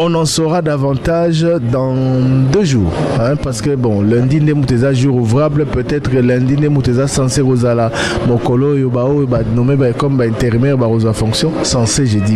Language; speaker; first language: French; non-native, local second language; Lingala